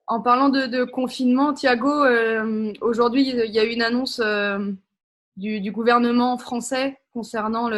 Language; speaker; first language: French; native; French